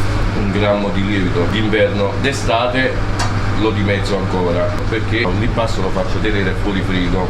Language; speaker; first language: Italian; native; Italian